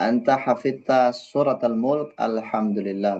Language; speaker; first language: Arabic; non-native, fluent; Indonesian